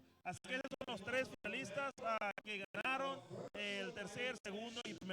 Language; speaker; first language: Spanish; native; Spanish